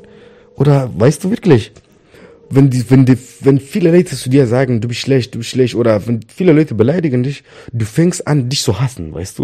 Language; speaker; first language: German; non-native, learner; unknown